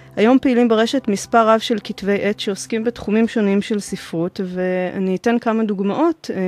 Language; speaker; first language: Hebrew; native; Hebrew